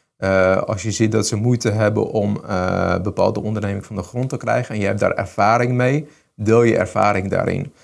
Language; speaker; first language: Dutch; early bilingual, other home language; Armenian